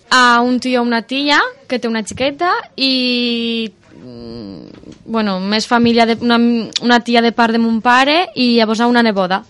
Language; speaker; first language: Catalan; early bilingual, other home language; Romanian